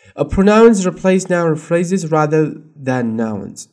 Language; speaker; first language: English; non-native, fluent; Arabic